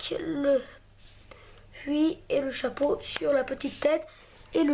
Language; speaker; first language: French; native; French